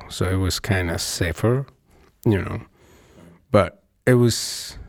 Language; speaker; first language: English; non-native, local second language; Nepali